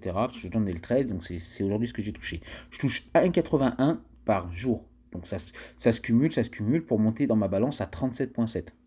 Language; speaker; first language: French; native; French